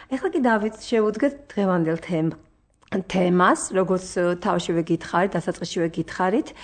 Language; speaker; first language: Georgian; native; Georgian